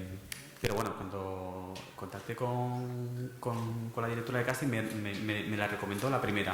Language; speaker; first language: Spanish; native; Spanish